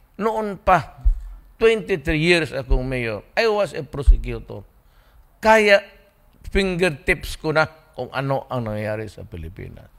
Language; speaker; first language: Filipino; non-native, local second language; Cebuano